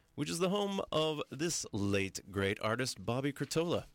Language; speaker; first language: English; native; English